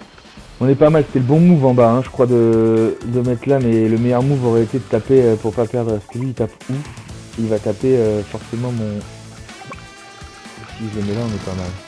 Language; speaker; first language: French; native; French